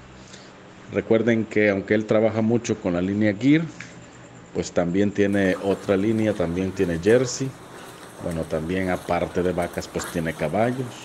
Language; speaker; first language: Spanish; native; Spanish